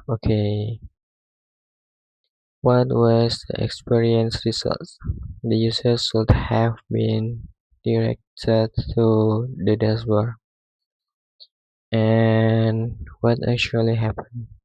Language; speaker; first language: English; non-native, learner; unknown